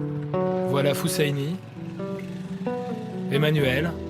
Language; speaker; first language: French; native; French